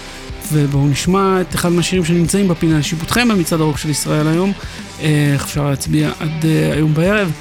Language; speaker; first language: Hebrew; native; Hebrew